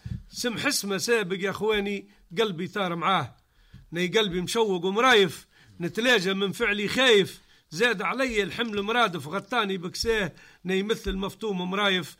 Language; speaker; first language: Arabic; native; Arabic